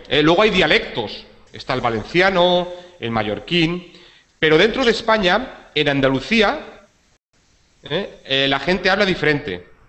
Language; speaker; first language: Spanish; native; Spanish